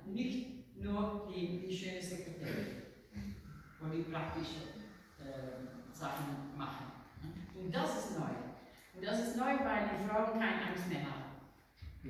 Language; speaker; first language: German; non-native, learner; Dutch